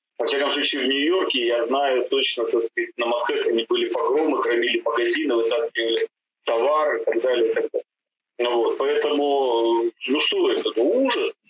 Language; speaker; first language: Russian; native; Russian